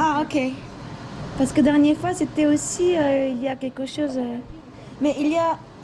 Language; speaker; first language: French; non-native, learner; Korean